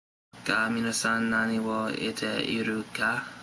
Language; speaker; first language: Japanese; non-native, learner; English